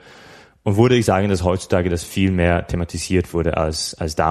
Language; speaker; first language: German; non-native, fluent; Slovak